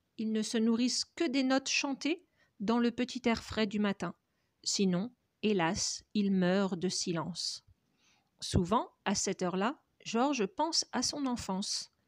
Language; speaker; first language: French; native; French